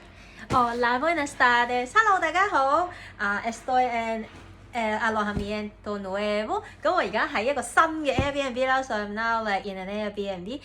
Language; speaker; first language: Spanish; non-native, learner; Cantonese